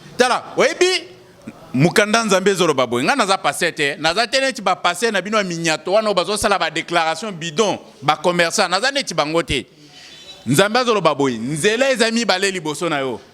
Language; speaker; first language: Lingala; non-native, local second language; Luba-Lulua